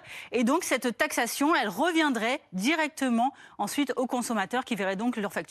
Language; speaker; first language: French; native; French